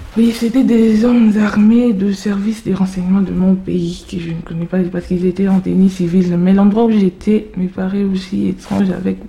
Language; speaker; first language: French; non-native, local second language; Lingala